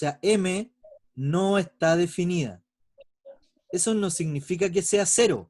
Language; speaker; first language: Spanish; native; Spanish